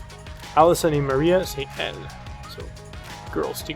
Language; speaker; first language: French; non-native, fluent; English